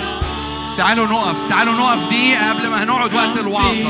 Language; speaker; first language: Arabic; native; Arabic